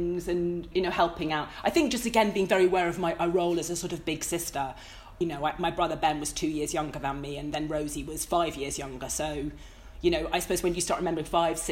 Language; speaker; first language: English; native; English